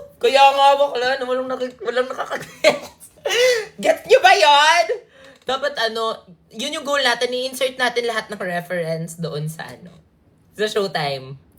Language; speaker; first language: Filipino; non-native, local second language; Cebuano